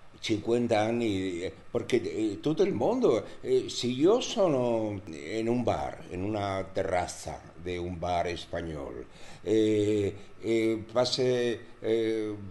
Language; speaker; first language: Italian; non-native, learner; Spanish